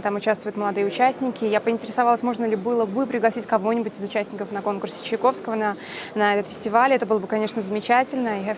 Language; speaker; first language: Russian; native; Russian